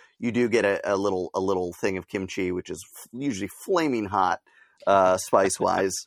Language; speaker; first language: English; native; English